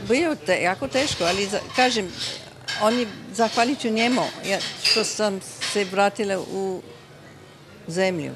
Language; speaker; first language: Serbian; early bilingual, heritage; Serbian